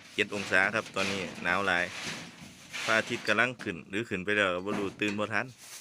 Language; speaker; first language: Thai; native; Thai